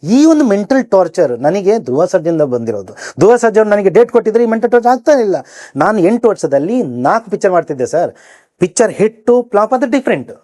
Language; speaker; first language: Kannada; native; Kannada